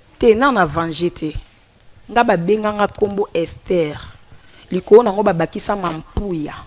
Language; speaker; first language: Lingala; non-native, local second language; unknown